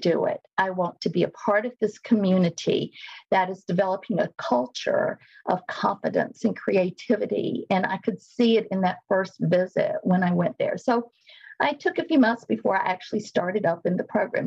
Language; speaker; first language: English; native; English